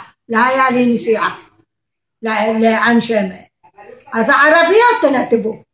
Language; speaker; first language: Hebrew; non-native, learner; Arabic